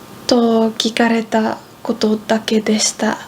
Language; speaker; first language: Japanese; non-native, fluent; Dutch